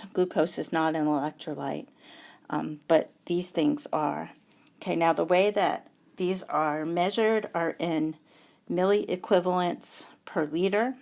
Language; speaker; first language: English; native; English